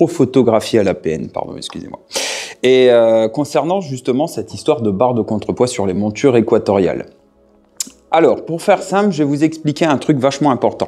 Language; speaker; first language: French; native; French